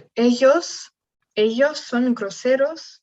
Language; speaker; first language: Spanish; non-native, learner; English